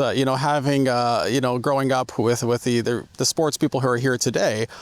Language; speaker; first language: English; native; English